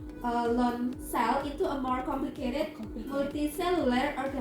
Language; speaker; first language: English; non-native, learner; Indonesian